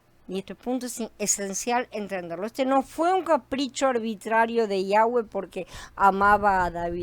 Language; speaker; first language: Spanish; native; Spanish